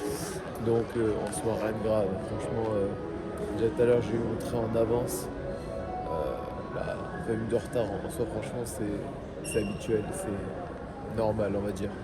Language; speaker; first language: French; native; French